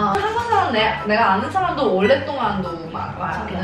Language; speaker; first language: Korean; non-native, learner; Cantonese